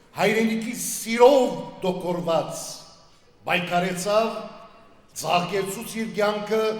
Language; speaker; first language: Armenian; early bilingual, heritage; Armenian